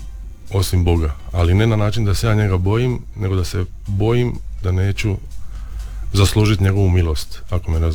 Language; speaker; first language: Serbian; native; Serbian